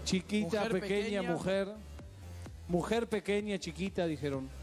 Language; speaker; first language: Spanish; native; Spanish